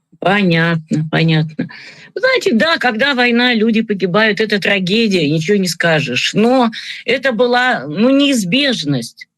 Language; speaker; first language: Russian; native; Russian